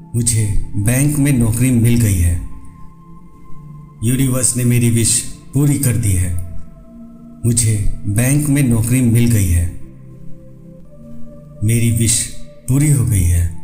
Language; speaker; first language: Hindi; native; Hindi